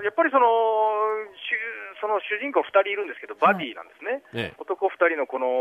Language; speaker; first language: Japanese; native; Japanese